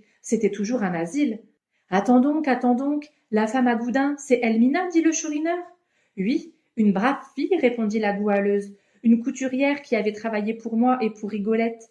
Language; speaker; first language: French; native; French